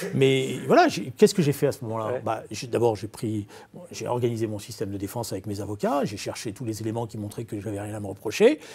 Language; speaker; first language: French; native; French